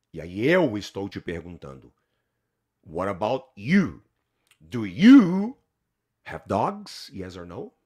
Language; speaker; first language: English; non-native, fluent; Portuguese